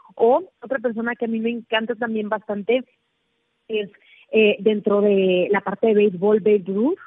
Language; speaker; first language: Spanish; native; Spanish